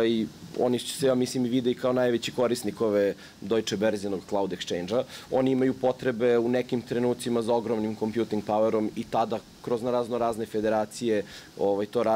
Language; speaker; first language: Serbian; native; Serbian